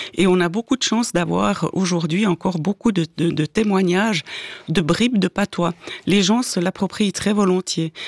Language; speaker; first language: French; native; French